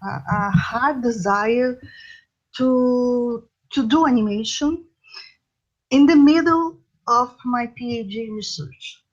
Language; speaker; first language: English; non-native, learner; Portuguese